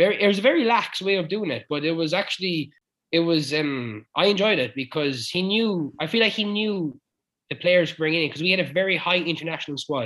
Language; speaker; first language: English; native; English